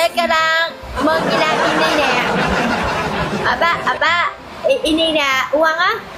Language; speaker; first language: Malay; non-native, fluent; Vietnamese